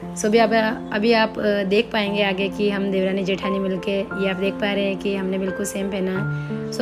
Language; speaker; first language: Hindi; non-native, local second language; Bangla